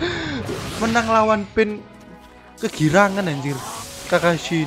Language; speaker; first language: Indonesian; native; Indonesian